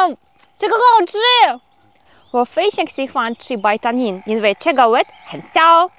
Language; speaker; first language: Chinese; non-native, learner; Ukrainian